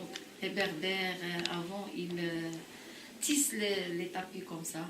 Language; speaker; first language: French; non-native, local second language; Arabic